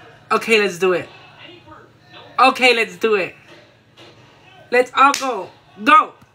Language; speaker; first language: English; early bilingual, other home language; Spanish